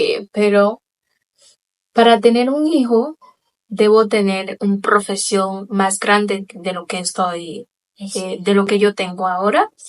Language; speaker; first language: Spanish; non-native, local second language; Haitian Creole